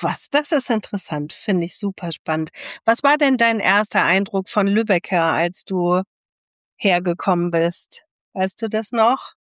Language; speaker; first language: German; native; German